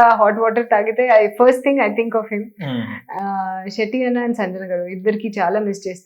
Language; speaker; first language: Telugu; non-native, learner; Hindi